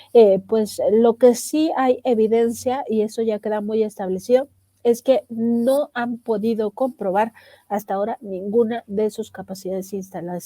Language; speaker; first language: Spanish; native; Spanish